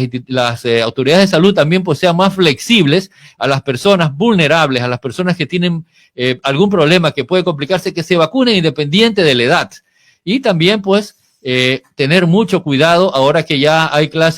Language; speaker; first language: Spanish; native; Spanish